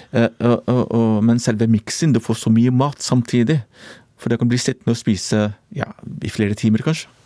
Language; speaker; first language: Norwegian; non-native, fluent; Arabic